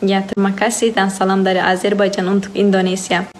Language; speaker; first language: Indonesian; non-native, fluent; Azerbaijani